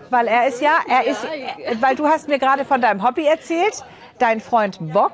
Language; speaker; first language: German; native; German